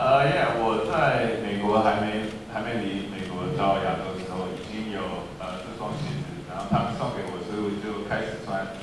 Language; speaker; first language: Chinese; early bilingual, heritage; English